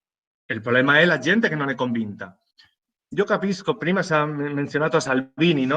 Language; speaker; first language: Italian; non-native, fluent; Spanish